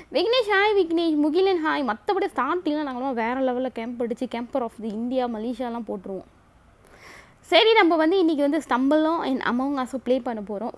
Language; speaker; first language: Tamil; early bilingual, heritage; Tamil